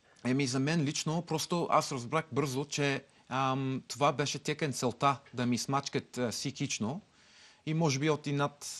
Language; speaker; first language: Bulgarian; non-native, learner; English